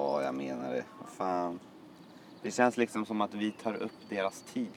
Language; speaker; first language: Swedish; native; Swedish